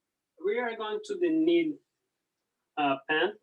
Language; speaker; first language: English; non-native, learner; Portuguese